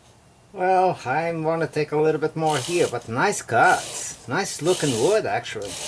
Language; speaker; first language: English; native; English